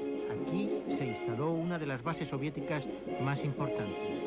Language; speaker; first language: Spanish; native; Spanish